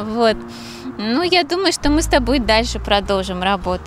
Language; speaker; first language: Russian; native; Russian